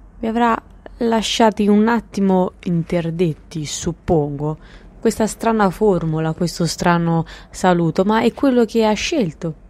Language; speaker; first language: Italian; native; Italian